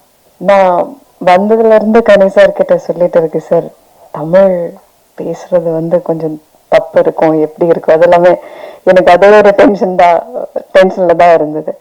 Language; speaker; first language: Tamil; non-native, fluent; Malayalam